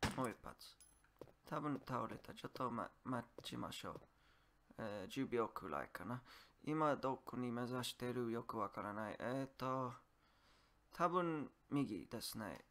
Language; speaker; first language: Japanese; non-native, learner; English